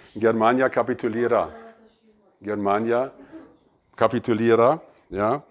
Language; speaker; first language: Macedonian; non-native, fluent; German